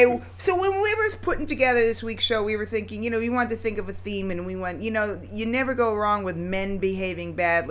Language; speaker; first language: English; native; English